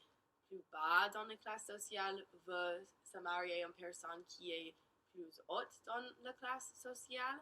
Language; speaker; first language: French; non-native, learner; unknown